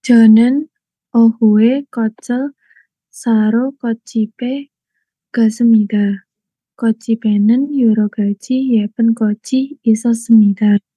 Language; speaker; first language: Korean; non-native, learner; Indonesian